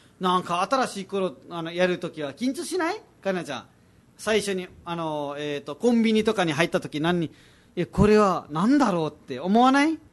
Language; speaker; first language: Japanese; non-native, fluent; Nepali